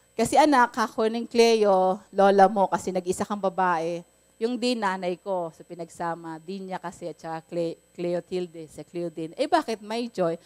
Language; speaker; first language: Filipino; native; Filipino